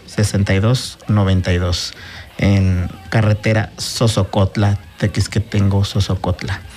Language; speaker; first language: Spanish; native; Spanish